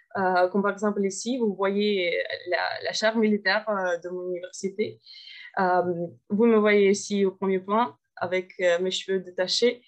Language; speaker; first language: French; non-native, fluent; Russian